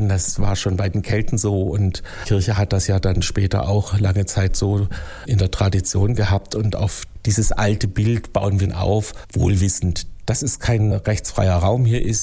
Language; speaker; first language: German; native; German